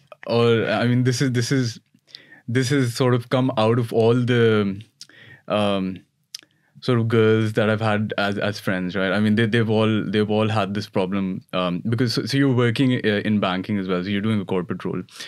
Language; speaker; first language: English; non-native, local second language; Urdu